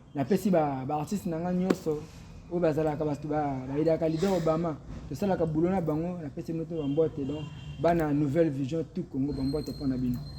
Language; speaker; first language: Lingala; native; Lingala